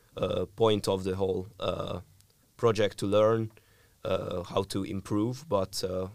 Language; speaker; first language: English; non-native, fluent; Hungarian